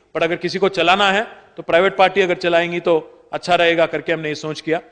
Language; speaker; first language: Hindi; non-native, local second language; Telugu